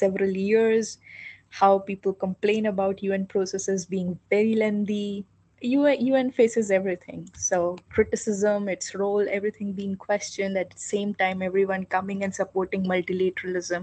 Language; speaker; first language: English; non-native, local second language; Hindi